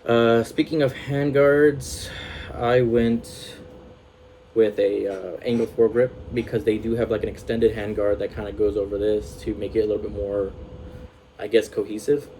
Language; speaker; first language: English; native; English